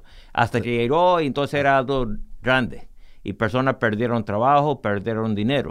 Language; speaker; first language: Spanish; early bilingual, heritage; English